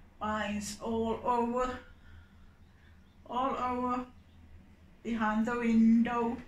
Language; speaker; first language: English; non-native, learner; Finnish